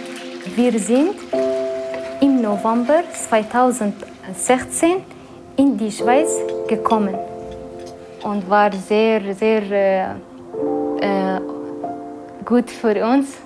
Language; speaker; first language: German; non-native, learner; Kurdish